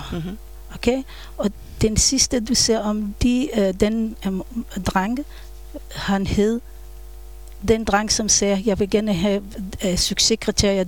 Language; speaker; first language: Danish; non-native, fluent; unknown